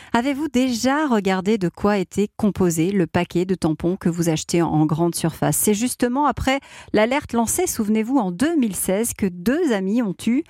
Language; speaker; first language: French; native; French